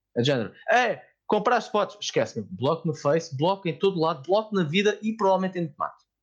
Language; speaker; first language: Portuguese; native; Portuguese